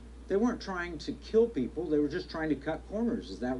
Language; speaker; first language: English; native; English